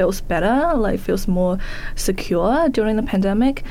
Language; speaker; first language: English; non-native, fluent; Chinese